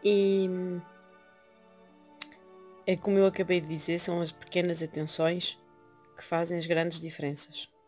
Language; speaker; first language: Portuguese; early bilingual, heritage; Portuguese